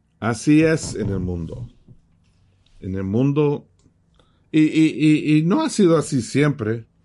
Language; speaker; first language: Spanish; early bilingual, heritage; Spanish